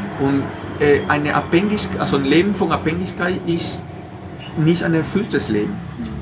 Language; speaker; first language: German; non-native, fluent; Spanish